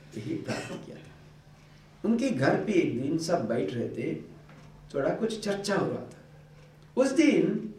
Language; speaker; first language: Hindi; non-native, local second language; Bangla